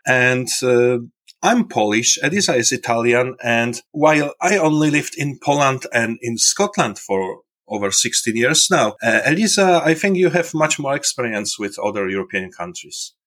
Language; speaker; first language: English; non-native, fluent; Polish